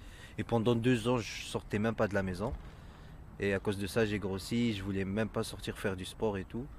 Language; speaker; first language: French; non-native, local second language; Arabic